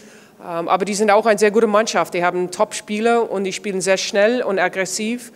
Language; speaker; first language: German; non-native, fluent; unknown